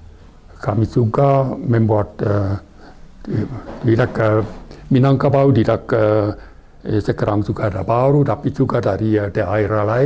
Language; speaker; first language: Indonesian; non-native, learner; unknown